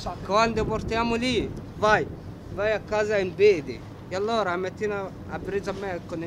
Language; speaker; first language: Italian; non-native, learner; Arabic